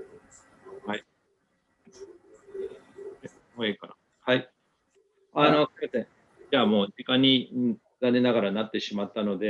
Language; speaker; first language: Japanese; native; Japanese